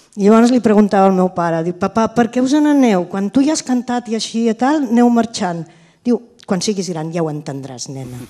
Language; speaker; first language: Catalan; early bilingual, heritage; Catalan